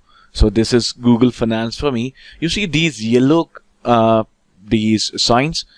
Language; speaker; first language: English; non-native, local second language; Hindi